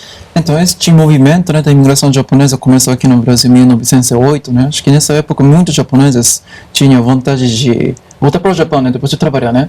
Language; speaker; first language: Portuguese; non-native, fluent; Japanese